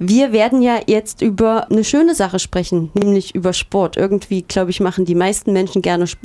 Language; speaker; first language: German; native; German